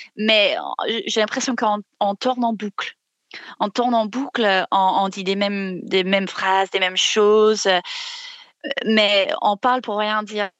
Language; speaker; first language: French; non-native, fluent; English